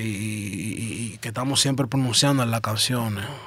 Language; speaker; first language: Spanish; early bilingual, heritage; Spanish